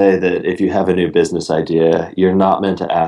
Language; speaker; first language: English; native; English